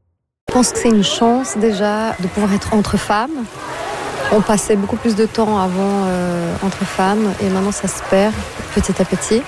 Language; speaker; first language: French; non-native, fluent; Portuguese